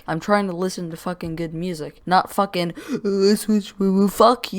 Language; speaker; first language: English; native; English